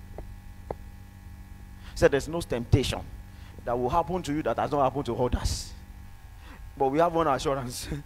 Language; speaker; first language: English; non-native, local second language; Yoruba